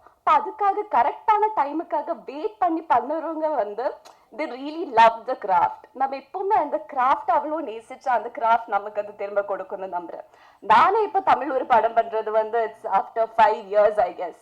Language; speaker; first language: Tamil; non-native, fluent; Malayalam